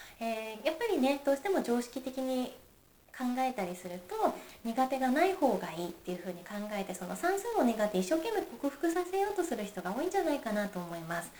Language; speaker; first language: Japanese; native; Japanese